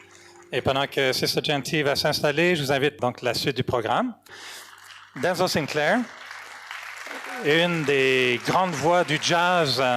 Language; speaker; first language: French; native; French